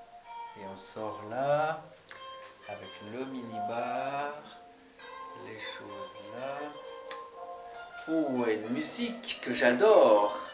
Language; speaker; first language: French; native; French